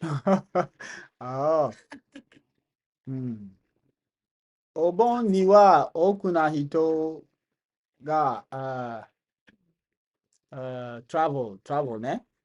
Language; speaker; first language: Japanese; non-native, learner; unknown